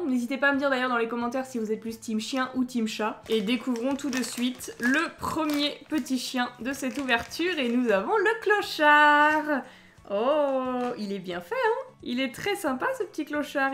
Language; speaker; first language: French; native; French